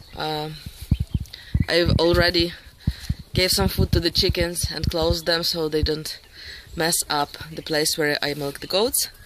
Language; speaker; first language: English; non-native, fluent; Ukrainian